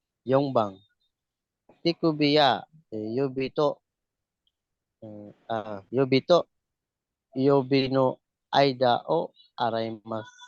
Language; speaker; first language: Japanese; non-native, learner; Cebuano